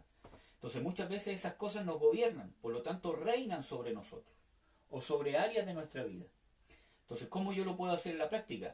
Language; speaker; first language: Spanish; native; Spanish